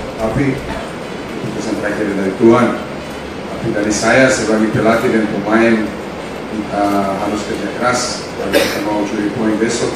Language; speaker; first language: Indonesian; non-native, fluent; Serbian